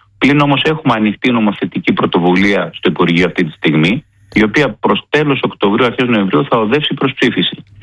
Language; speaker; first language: Greek; native; Greek